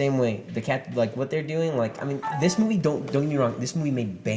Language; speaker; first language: English; native; English